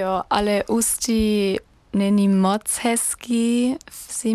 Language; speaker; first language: Czech; non-native, learner; German